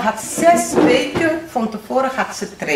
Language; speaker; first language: Dutch; non-native, learner; Portuguese